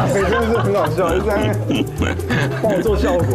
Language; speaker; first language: Chinese; native; Chinese